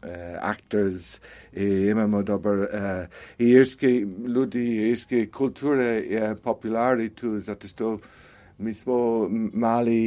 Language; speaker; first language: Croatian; non-native, learner; English